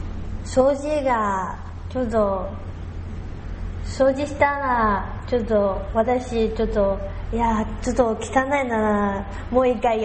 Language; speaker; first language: Japanese; non-native, learner; Chinese